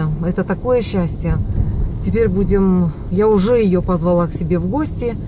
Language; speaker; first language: Russian; native; Russian